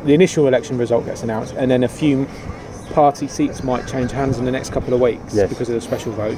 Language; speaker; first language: English; native; English